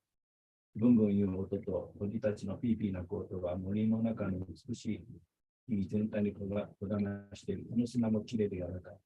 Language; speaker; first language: Japanese; native; Japanese